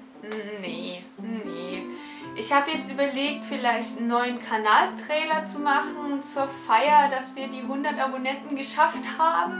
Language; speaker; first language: German; native; German